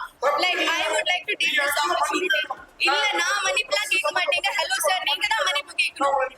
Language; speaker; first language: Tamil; non-native, local second language; Malayalam